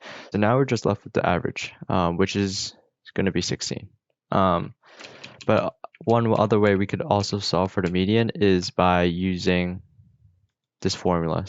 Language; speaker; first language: English; native; English